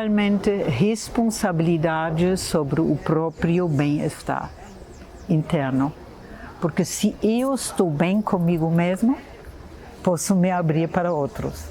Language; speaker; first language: Portuguese; non-native, fluent; German